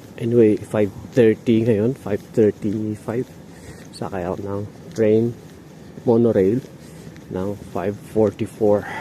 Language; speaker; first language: Filipino; native; Filipino